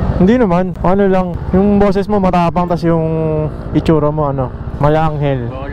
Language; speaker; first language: Filipino; native; Filipino